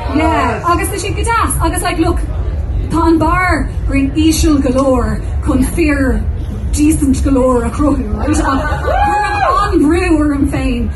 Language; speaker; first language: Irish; non-native, local second language; English